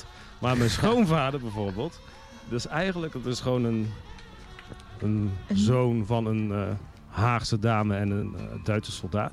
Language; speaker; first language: Dutch; native; Dutch